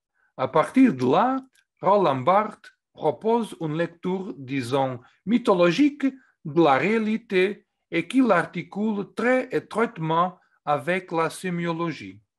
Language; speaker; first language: French; non-native, fluent; Portuguese